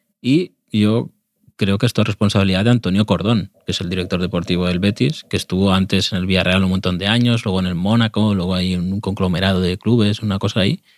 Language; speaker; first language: Spanish; native; Spanish